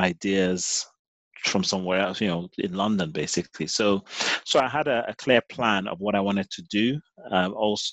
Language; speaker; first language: English; native; English